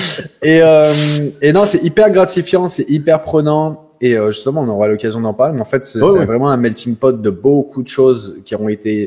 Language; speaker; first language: French; native; French